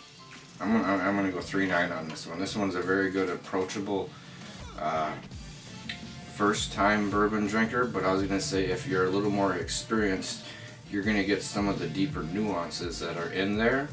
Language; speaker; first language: English; native; English